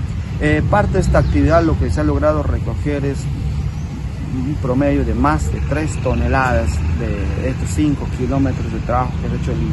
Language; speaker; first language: Spanish; native; Spanish